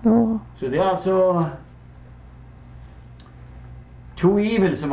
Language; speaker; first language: Swedish; native; Swedish